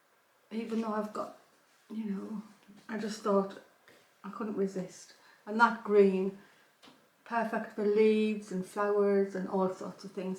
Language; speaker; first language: English; native; English